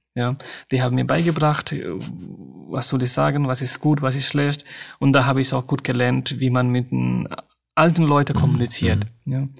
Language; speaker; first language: German; non-native, fluent; Nepali